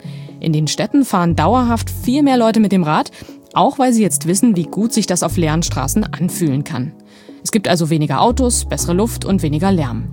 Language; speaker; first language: German; native; German